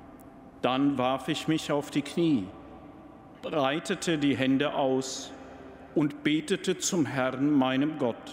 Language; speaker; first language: German; native; German